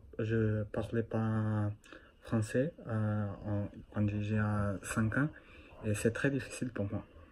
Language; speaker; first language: French; non-native, learner; Portuguese